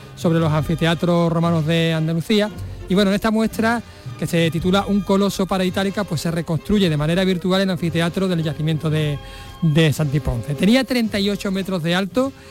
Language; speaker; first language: Spanish; native; Spanish